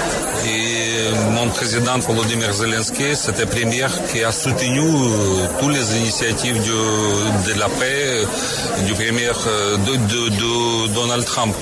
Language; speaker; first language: French; non-native, fluent; Ukrainian